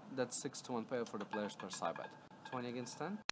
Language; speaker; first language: English; non-native, fluent; Latvian